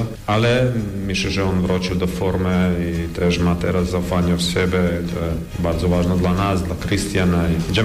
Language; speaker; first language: Polish; non-native, fluent; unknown